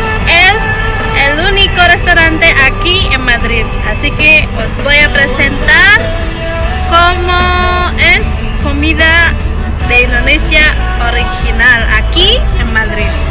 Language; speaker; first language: Spanish; non-native, learner; Indonesian